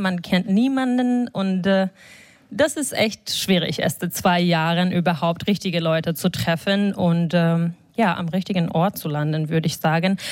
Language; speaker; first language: German; non-native, fluent; Georgian